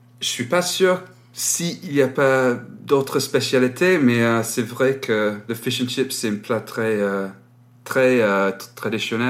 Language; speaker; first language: French; non-native, learner; English